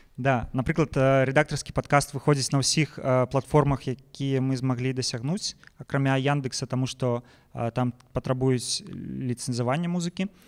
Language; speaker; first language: Belarusian; non-native, local second language; Russian